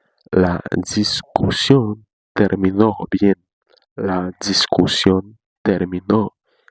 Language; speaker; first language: Spanish; non-native, learner; Haitian Creole